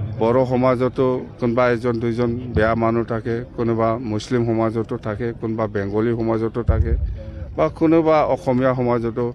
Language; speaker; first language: Assamese; non-native, local second language; Bodo